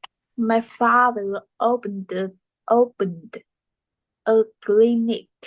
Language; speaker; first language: English; non-native, learner; Vietnamese